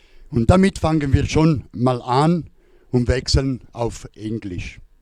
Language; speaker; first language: German; native; German